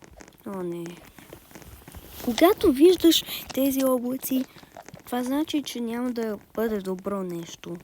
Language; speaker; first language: Bulgarian; early bilingual, heritage; Bulgarian